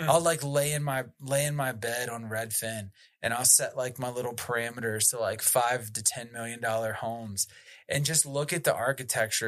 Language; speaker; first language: English; native; English